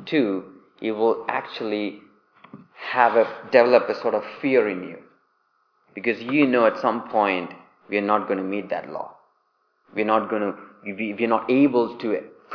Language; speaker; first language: English; non-native, local second language; Malayalam